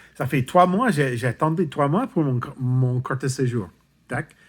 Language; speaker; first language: French; non-native, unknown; English